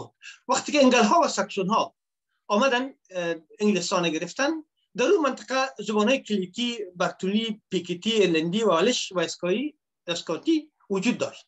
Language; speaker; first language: Persian; native; Persian